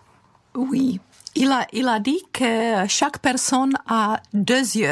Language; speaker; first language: French; non-native, fluent; Czech